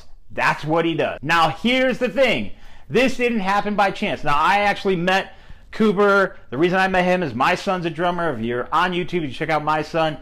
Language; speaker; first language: English; native; English